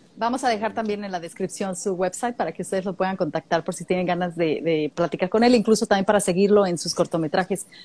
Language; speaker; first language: Spanish; native; Spanish